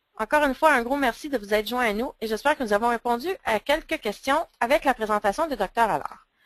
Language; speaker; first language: French; native; French